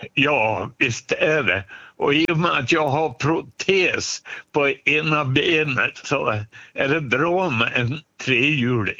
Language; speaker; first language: Swedish; native; Swedish